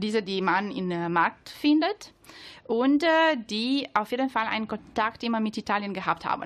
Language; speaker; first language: German; non-native, learner; Italian